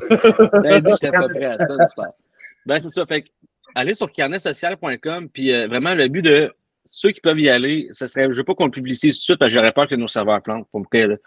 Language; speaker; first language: French; native; French